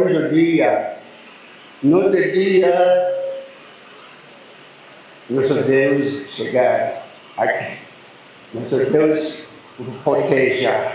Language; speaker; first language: Portuguese; non-native, learner; Lingala